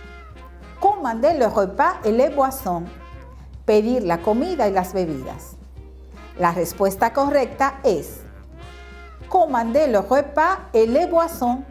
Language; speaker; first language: French; non-native, fluent; Spanish